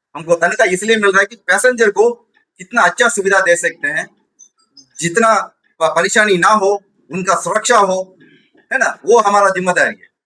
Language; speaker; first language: Hindi; non-native, local second language; Tamil